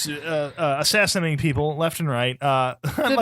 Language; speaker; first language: English; native; English